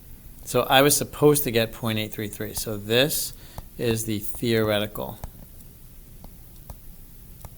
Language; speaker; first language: English; native; English